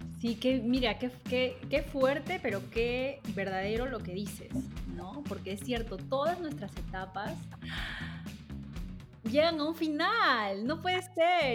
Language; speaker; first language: Spanish; native; Spanish